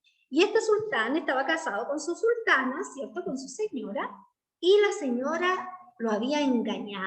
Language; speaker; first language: Spanish; native; Spanish